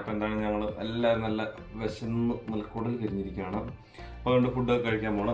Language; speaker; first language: Malayalam; native; Malayalam